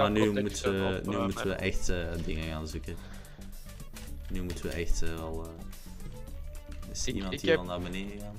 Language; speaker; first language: Dutch; native; Dutch